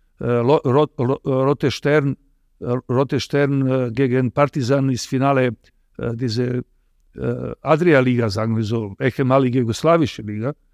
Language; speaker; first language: German; non-native, fluent; Serbian